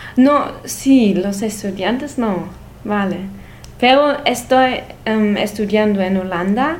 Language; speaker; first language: Spanish; non-native, learner; German